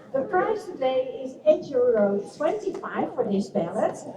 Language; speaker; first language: English; non-native, fluent; Dutch